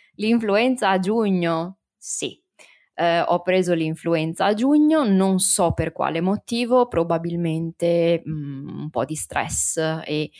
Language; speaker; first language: Italian; native; Italian